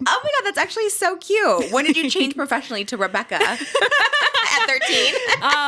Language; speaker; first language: English; native; English